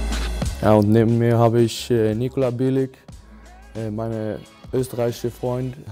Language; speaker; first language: German; non-native, learner; Swedish